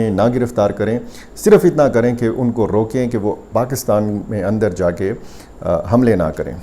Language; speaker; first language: Urdu; native; Urdu